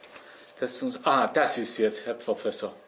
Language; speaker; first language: German; non-native, learner; Persian